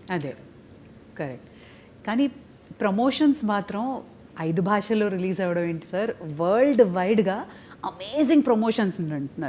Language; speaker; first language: Telugu; native; Telugu